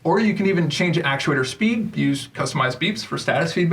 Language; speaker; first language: English; native; English